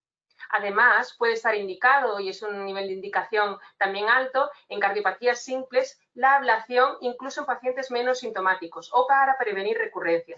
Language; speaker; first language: Spanish; native; Spanish